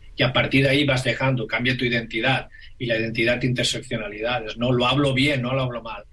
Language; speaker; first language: Spanish; non-native, local second language; Catalan